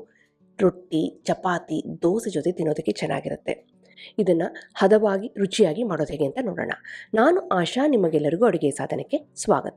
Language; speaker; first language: Kannada; native; Kannada